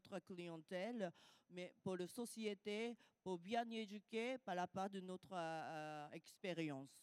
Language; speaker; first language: French; non-native, learner; Japanese